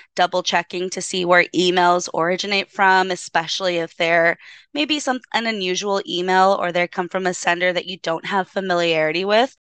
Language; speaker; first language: English; native; English